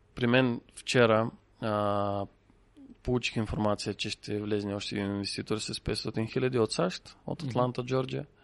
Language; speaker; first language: Bulgarian; non-native, fluent; Russian